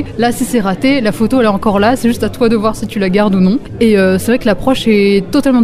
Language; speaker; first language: French; native; French